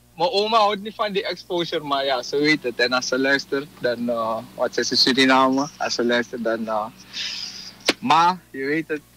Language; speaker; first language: Dutch; native; Dutch